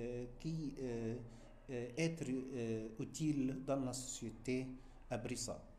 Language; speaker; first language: French; non-native, fluent; Arabic